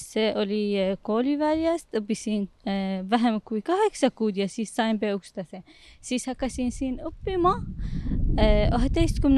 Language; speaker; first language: Estonian; non-native, learner; Arabic